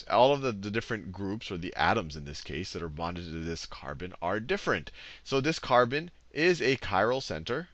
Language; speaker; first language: English; native; English